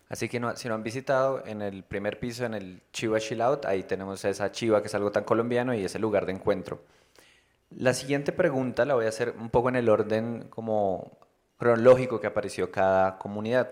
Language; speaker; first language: Spanish; native; Spanish